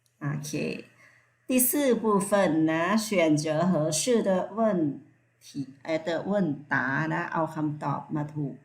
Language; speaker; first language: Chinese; non-native, fluent; Thai